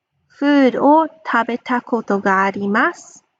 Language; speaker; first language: Japanese; non-native, fluent; English